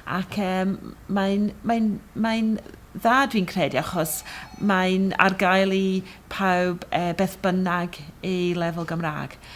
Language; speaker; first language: Welsh; non-native, fluent; English